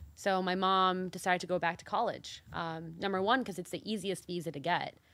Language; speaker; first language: English; early bilingual, other home language; Spanish